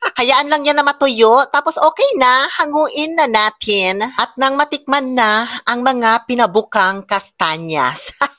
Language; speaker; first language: Filipino; non-native, local second language; Pangasinan